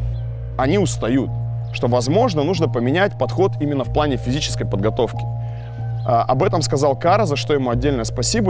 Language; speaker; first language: Russian; native; Russian